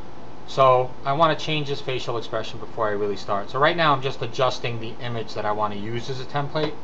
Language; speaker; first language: English; native; English